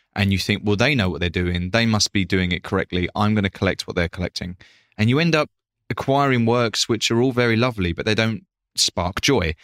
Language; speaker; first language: English; native; English